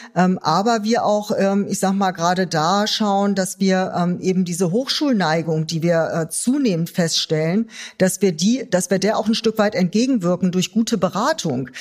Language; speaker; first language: German; native; German